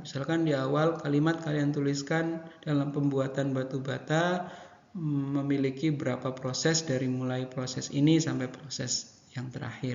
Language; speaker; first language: Indonesian; native; Indonesian